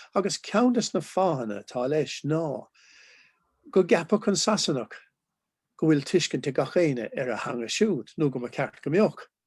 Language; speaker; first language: Irish; non-native, local second language; English